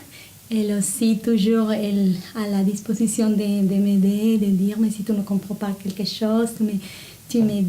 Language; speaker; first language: French; non-native, learner; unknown